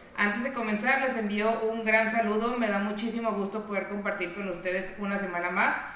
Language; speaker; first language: Spanish; native; Spanish